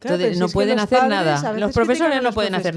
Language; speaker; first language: Spanish; native; Spanish